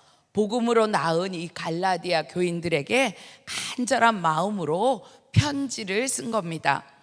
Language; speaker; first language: Korean; native; Korean